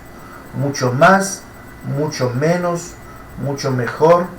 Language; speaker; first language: Spanish; non-native, fluent; Portuguese